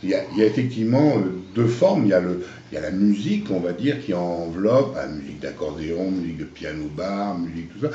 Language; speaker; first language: French; native; French